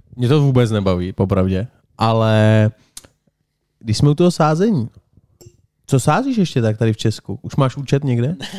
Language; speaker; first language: Czech; native; Czech